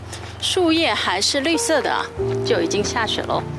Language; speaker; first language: Chinese; native; Chinese